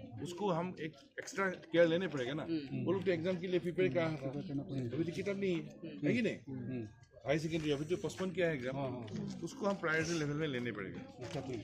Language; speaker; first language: Hindi; non-native, local second language; Assamese